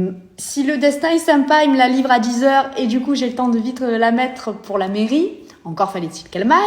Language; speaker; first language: French; native; French